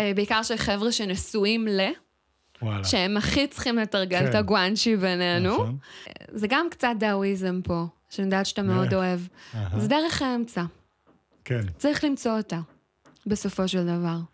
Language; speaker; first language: Hebrew; native; Hebrew